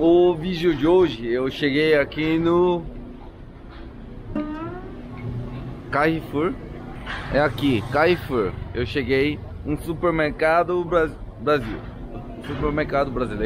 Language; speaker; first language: Portuguese; non-native, learner; Korean